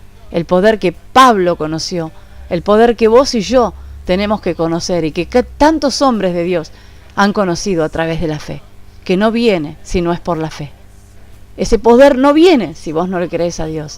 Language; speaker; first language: Spanish; native; Spanish